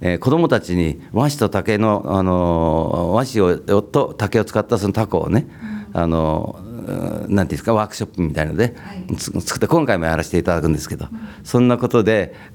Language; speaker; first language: Japanese; native; Japanese